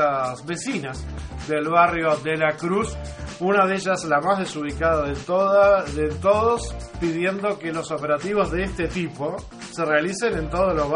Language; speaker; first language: Spanish; native; Spanish